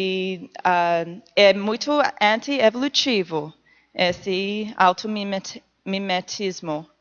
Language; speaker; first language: Portuguese; non-native, learner; English